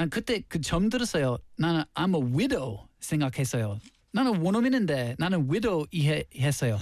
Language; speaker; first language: Korean; non-native, learner; English